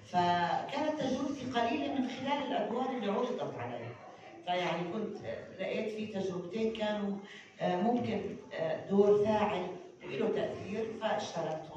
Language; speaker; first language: Arabic; native; Arabic